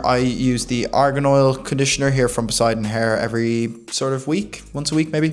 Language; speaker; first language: English; native; English